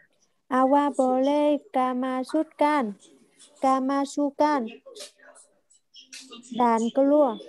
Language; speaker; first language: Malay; non-native, learner; Vietnamese